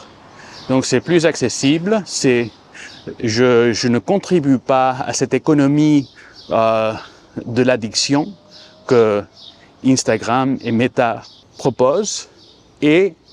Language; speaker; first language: French; non-native, fluent; Spanish